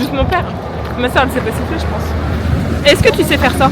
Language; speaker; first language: French; native; French